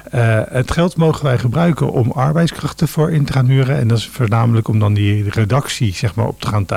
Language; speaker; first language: Dutch; native; Dutch